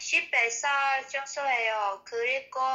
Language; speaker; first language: Korean; non-native, learner; Vietnamese